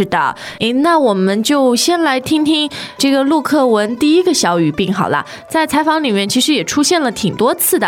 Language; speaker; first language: Chinese; native; Chinese